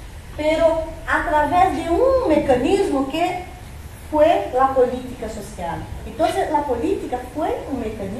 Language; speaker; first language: Spanish; non-native, fluent; Portuguese